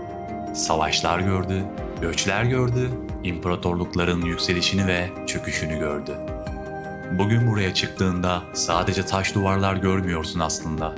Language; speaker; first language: Turkish; native; Turkish